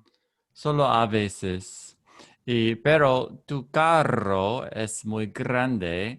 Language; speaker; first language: Spanish; non-native, learner; English